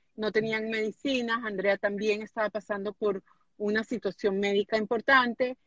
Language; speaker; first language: Spanish; native; Spanish